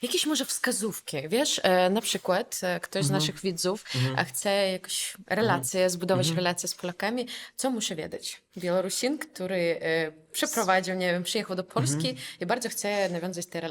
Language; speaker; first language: Polish; non-native, fluent; Belarusian